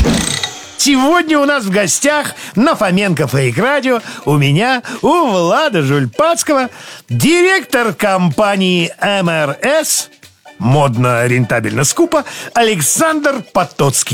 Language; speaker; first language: Russian; native; Russian